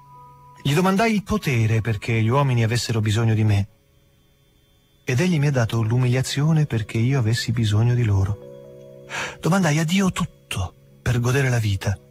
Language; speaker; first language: Italian; native; Italian